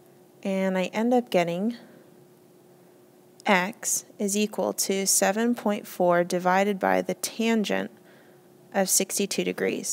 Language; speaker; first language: English; native; English